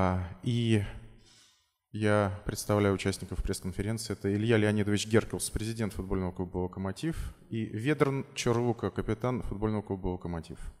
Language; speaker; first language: Russian; native; Russian